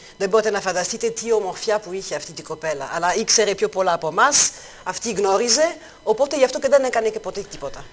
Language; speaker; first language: Greek; non-native, fluent; French